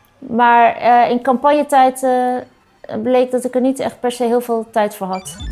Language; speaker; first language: Dutch; early bilingual, other home language; Turkish